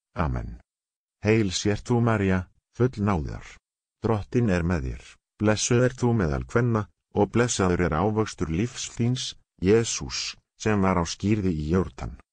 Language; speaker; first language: Icelandic; non-native, learner; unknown